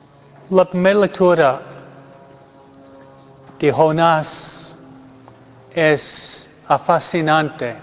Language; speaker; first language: Spanish; non-native, fluent; English